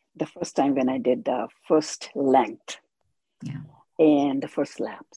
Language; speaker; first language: English; non-native, local second language; Hindi